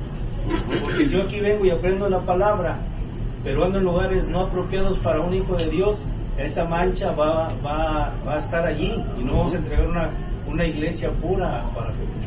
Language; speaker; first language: Spanish; native; Spanish